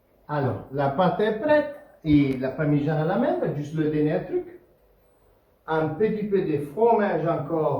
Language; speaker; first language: French; non-native, fluent; Italian